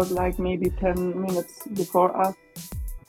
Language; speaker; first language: English; non-native, fluent; Swiss German